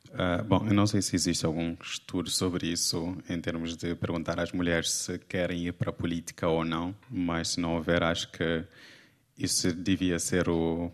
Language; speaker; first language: Portuguese; non-native, local second language; Kabuverdianu